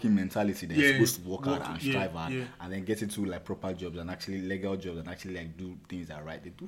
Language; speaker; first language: English; non-native, local second language; Yoruba